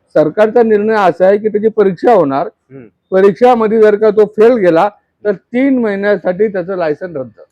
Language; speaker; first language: Marathi; native; Marathi